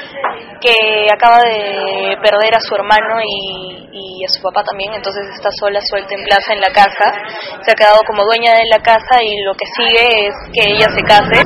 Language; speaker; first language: Spanish; native; Spanish